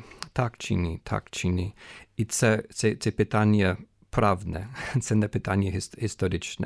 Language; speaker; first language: Ukrainian; non-native, fluent; English